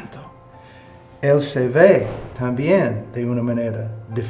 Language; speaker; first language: Spanish; non-native, fluent; English